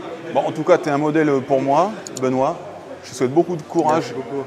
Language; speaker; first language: French; native; French